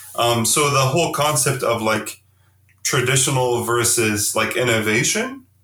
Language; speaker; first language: English; early bilingual, heritage; Arabic